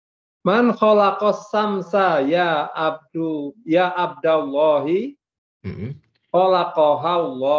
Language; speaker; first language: Arabic; non-native, learner; Indonesian